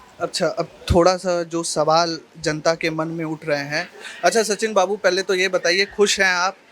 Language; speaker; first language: Hindi; native; Hindi